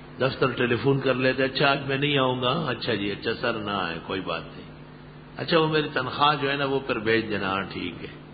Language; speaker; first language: Urdu; non-native, local second language; Pashto